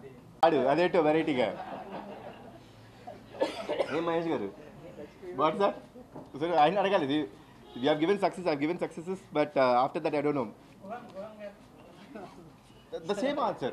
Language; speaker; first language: Telugu; native; Telugu